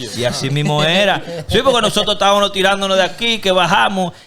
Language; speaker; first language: Spanish; early bilingual, other home language; English